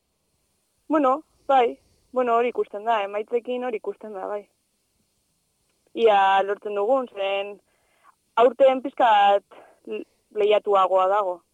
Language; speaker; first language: Basque; non-native, local second language; Spanish